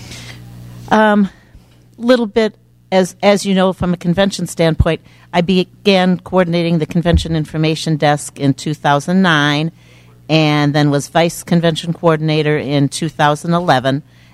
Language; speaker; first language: English; native; English